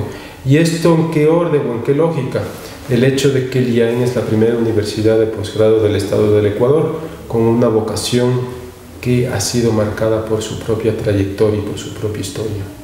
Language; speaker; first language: Spanish; native; Spanish